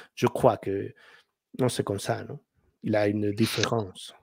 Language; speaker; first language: French; non-native, learner; Spanish